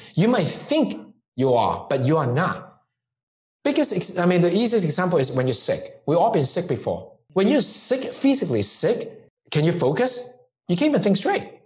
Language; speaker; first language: English; non-native, local second language; Cantonese